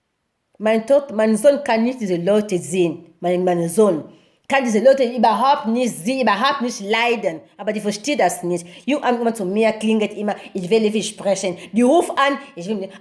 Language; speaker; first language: German; non-native, learner; Lingala